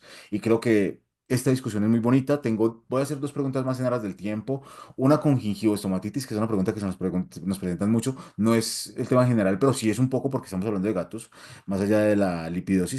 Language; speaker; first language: Spanish; native; Spanish